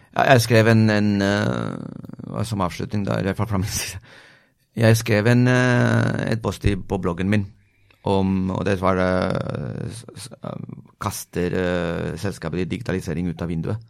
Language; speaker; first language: Norwegian; non-native, fluent; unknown